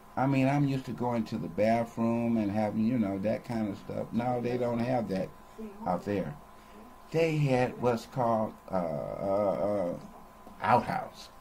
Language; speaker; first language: English; native; English